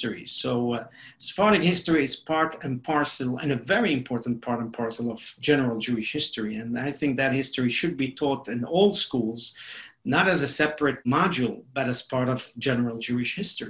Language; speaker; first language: English; non-native, fluent; Spanish